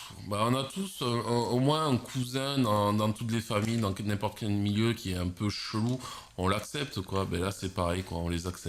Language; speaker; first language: French; native; French